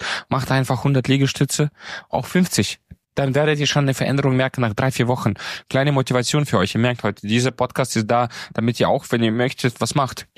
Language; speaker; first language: German; native; German